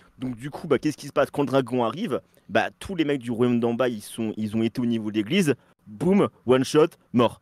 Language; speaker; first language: French; native; French